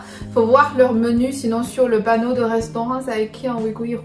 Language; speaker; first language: French; non-native, learner; Chinese